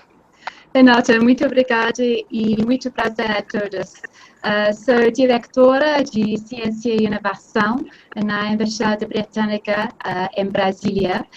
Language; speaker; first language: Portuguese; non-native, fluent; English